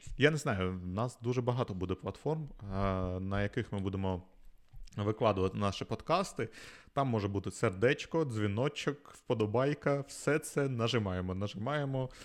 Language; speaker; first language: Ukrainian; non-native, local second language; Russian